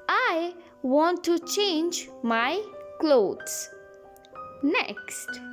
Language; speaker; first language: English; non-native, local second language; Hindi